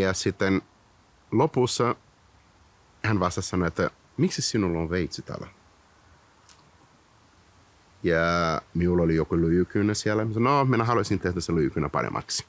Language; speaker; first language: Finnish; non-native, fluent; Portuguese